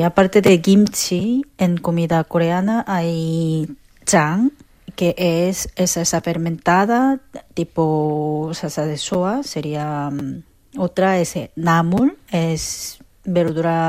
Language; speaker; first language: Spanish; non-native, fluent; Korean